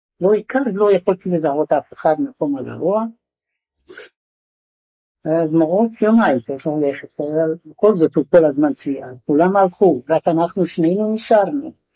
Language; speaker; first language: Hebrew; non-native, fluent; Hungarian